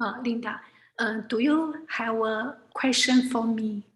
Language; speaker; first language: English; non-native, learner; Chinese